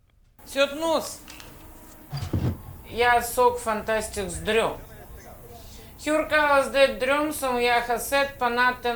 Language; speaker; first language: Swedish; non-native, learner; Russian